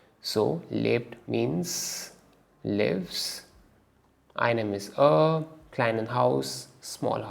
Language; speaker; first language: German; non-native, learner; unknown